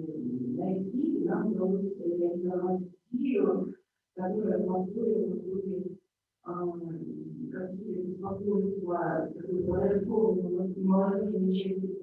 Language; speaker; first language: Russian; native; Russian